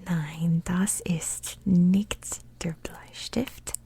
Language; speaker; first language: German; non-native, learner; English